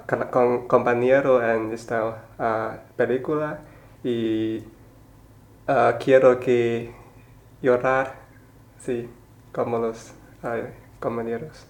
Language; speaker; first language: Spanish; non-native, learner; Chinese